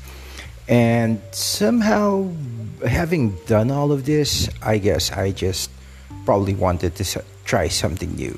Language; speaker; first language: English; non-native, local second language; Filipino